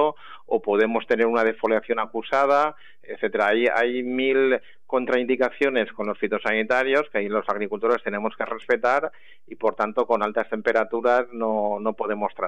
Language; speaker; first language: Spanish; native; Spanish